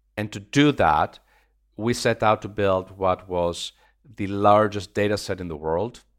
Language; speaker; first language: English; non-native, fluent; Greek